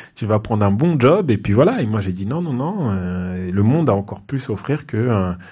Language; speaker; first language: French; native; French